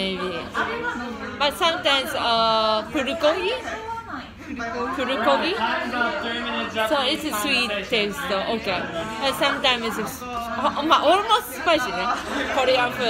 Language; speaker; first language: English; non-native, learner; Japanese